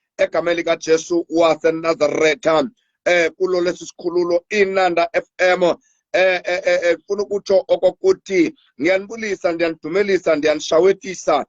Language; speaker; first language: Zulu; non-native, local second language; Xhosa